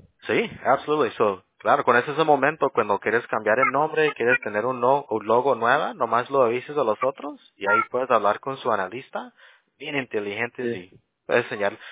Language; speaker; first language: Spanish; early bilingual, other home language; English